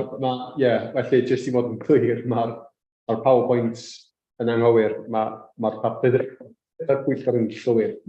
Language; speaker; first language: Welsh; native; Welsh